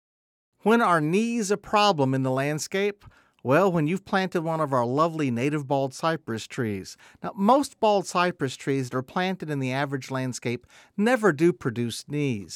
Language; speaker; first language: English; native; English